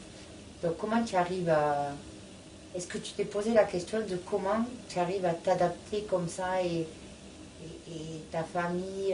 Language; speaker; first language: French; native; French